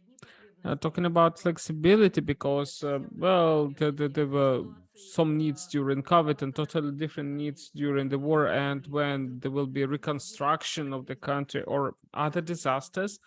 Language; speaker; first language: English; non-native, fluent; Russian